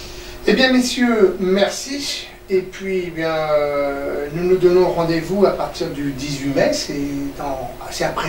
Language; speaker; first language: French; native; French